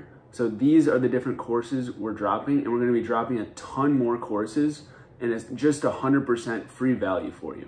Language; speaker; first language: English; native; English